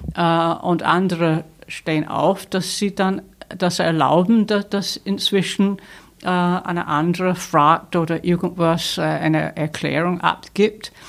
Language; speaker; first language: German; non-native, fluent; English